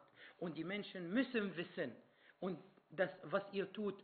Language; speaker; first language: German; non-native, fluent; Arabic